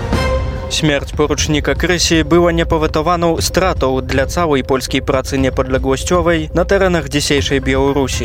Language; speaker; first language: Polish; native; Polish